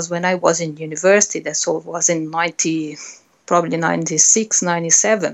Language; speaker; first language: English; non-native, fluent; Portuguese